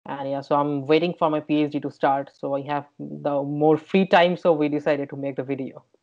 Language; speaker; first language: English; non-native, local second language; Bangla